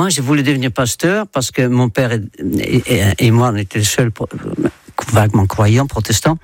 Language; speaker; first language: French; non-native, fluent; Dutch